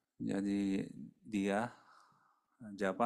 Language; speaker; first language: Indonesian; non-native, fluent; Japanese